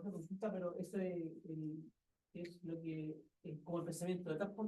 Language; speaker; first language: Spanish; native; Spanish